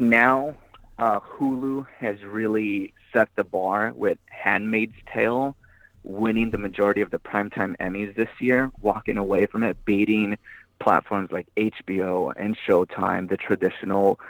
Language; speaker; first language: English; native; English